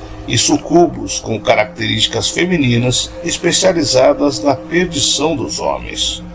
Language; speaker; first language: Portuguese; native; Portuguese